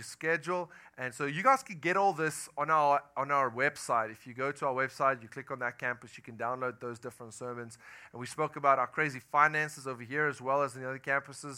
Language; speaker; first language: English; non-native, local second language; Afrikaans